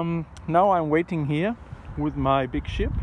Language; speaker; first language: English; non-native, fluent; German